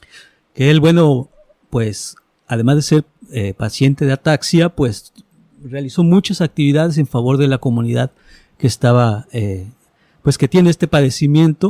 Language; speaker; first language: Spanish; native; Spanish